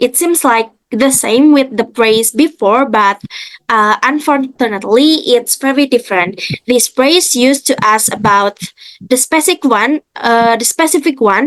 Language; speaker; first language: English; non-native, fluent; Indonesian